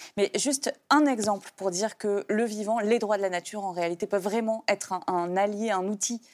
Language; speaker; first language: French; native; French